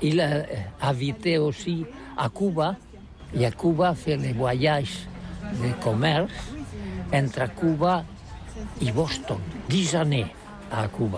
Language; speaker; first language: French; non-native, learner; Catalan